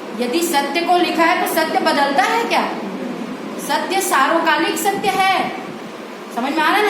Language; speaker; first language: Hindi; non-native, local second language; Chhattisgarhi